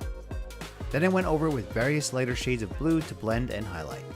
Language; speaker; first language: English; native; English